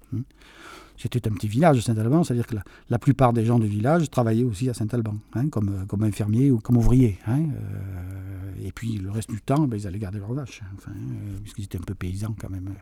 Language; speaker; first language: French; early bilingual, other home language; Catalan